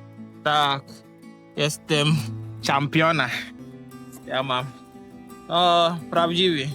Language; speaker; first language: Polish; non-native, learner; English